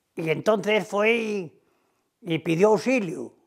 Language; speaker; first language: Spanish; native; Spanish